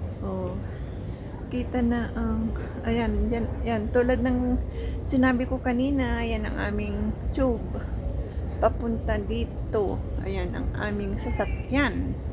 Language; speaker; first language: Filipino; native; Filipino